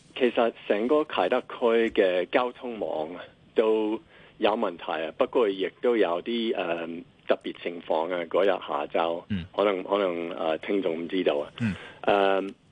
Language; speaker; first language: Cantonese; non-native, fluent; English